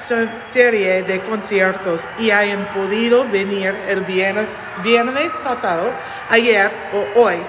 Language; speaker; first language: Spanish; non-native, learner; English